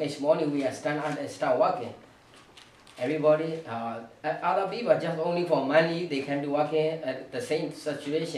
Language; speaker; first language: English; non-native, learner; Burmese